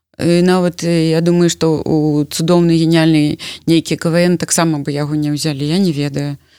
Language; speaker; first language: Belarusian; native; Belarusian